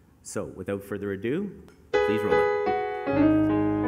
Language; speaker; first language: English; native; English